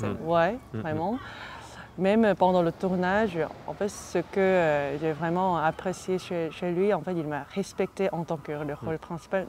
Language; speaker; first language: French; non-native, fluent; Korean